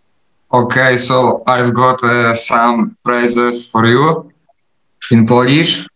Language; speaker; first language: English; non-native, learner; Polish